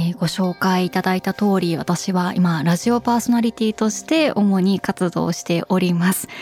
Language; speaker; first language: Japanese; early bilingual, heritage; Japanese